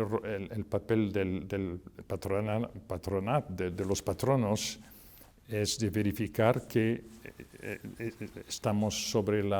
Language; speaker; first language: Spanish; non-native, fluent; French